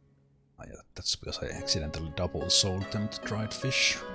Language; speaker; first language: English; non-native, fluent; Finnish